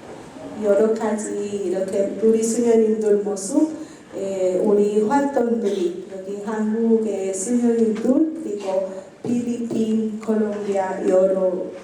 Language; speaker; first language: Korean; non-native, learner; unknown